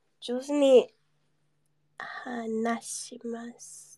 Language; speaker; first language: Japanese; non-native, learner; English